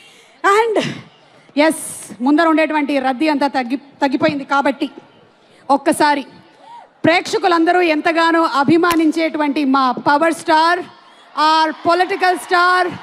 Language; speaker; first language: Telugu; native; Telugu